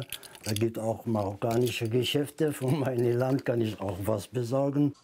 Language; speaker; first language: German; non-native, learner; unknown